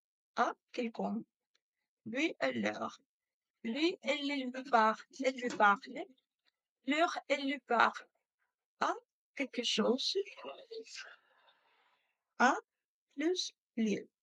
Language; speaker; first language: French; non-native, learner; Spanish